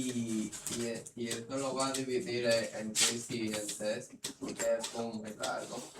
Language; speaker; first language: Spanish; early bilingual, heritage; Spanish